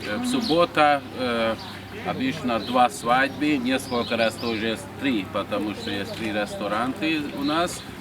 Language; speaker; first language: Russian; non-native, learner; Hungarian